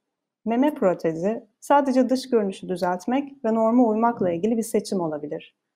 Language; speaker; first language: Turkish; native; Turkish